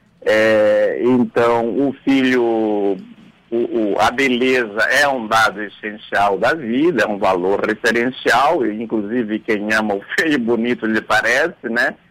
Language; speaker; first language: Portuguese; native; Portuguese